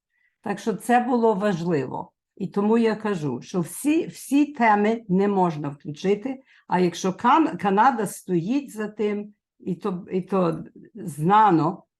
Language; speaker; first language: Ukrainian; early bilingual, heritage; Ukrainian